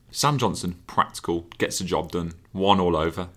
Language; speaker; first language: English; native; English